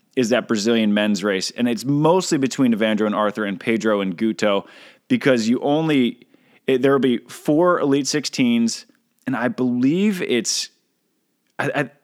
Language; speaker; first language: English; native; English